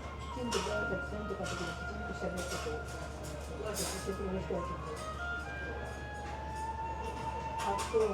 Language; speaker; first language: Japanese; native; Japanese